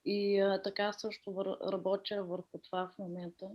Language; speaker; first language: Bulgarian; early bilingual, heritage; Danish